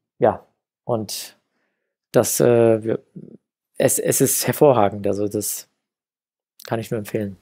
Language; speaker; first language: German; non-native, fluent; English